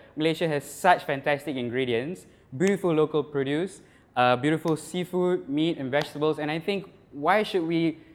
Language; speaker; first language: English; non-native, local second language; Malay